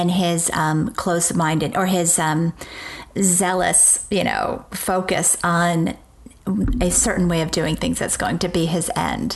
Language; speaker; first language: English; native; English